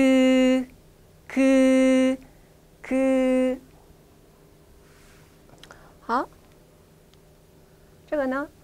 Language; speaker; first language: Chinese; non-native, fluent; Korean